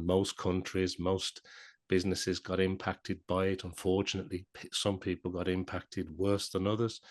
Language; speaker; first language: English; native; English